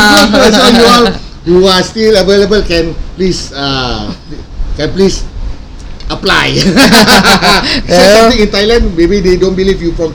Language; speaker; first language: English; non-native, local second language; Malay